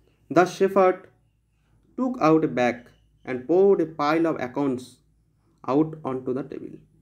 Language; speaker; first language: English; non-native, local second language; Bangla